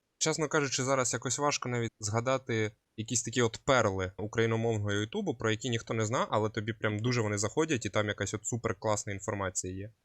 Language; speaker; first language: Ukrainian; native; Ukrainian